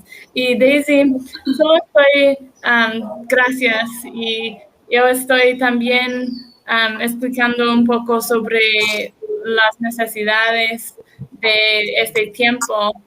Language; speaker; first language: Spanish; non-native, learner; English